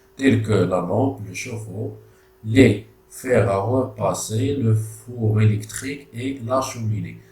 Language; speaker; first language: French; non-native, local second language; Arabic